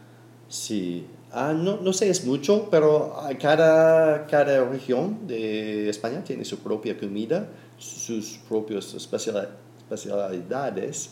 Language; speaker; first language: Spanish; non-native, learner; English